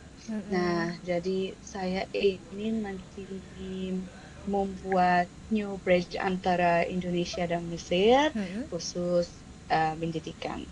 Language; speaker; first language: Indonesian; non-native, fluent; Arabic